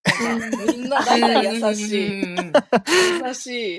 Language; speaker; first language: Japanese; non-native, fluent; Korean